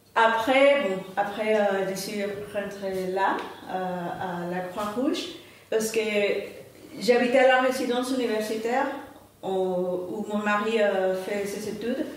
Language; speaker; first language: French; non-native, fluent; Spanish